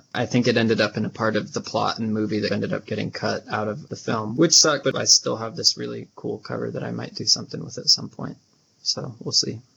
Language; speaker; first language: English; native; English